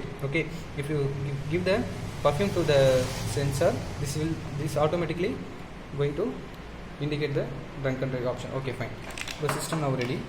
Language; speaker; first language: English; non-native, local second language; Tamil